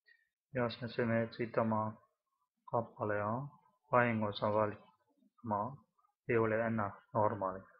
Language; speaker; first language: Finnish; non-native, learner; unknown